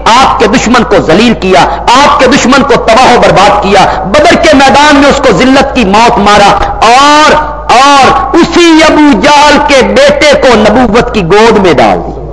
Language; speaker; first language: Urdu; non-native, local second language; Punjabi